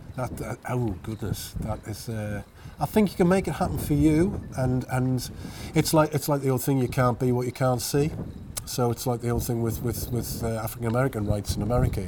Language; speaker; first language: English; native; English